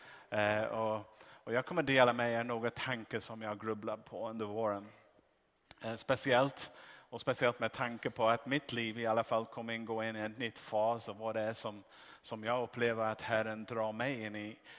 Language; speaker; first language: Swedish; non-native, fluent; English